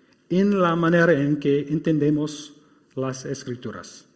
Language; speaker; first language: Spanish; non-native, fluent; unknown